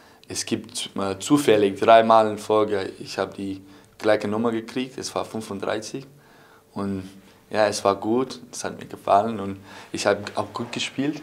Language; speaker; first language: German; non-native, fluent; English